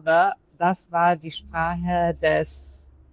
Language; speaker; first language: German; non-native, fluent; Polish